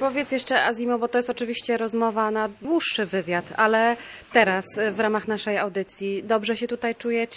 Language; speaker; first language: Polish; native; Polish